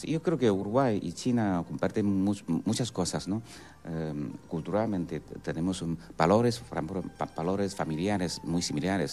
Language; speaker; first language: Spanish; non-native, fluent; Chinese